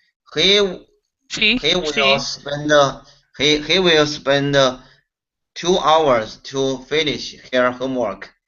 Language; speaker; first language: English; non-native, learner; Chinese